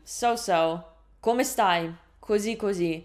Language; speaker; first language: Italian; non-native, fluent; English